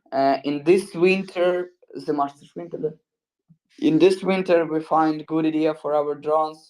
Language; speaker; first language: English; non-native, learner; Ukrainian